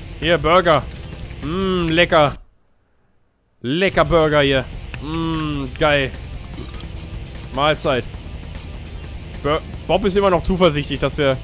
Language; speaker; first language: German; native; German